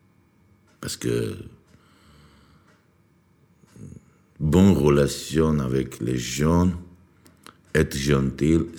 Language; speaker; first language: French; non-native, learner; Georgian